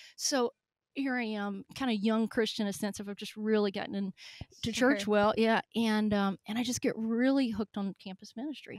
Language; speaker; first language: English; native; English